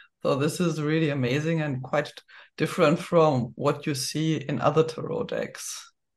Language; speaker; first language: English; non-native, fluent; German